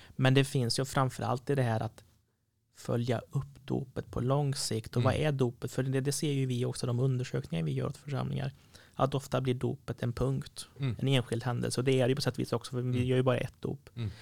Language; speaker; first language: Swedish; native; Swedish